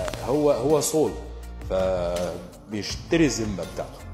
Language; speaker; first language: Arabic; native; Arabic